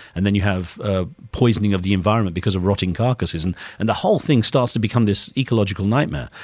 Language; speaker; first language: English; native; English